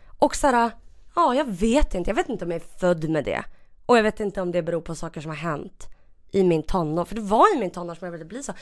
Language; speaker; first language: Swedish; early bilingual, other home language; Russian